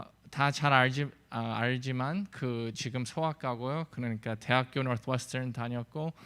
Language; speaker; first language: Korean; early bilingual, heritage; English